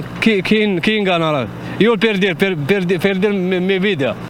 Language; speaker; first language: Spanish; non-native, learner; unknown